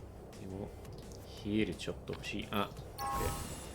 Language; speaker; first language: Japanese; non-native, learner; English